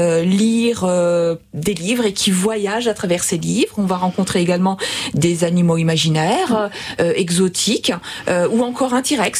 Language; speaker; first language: French; native; French